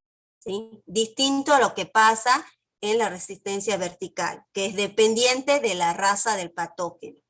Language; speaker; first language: Spanish; native; Spanish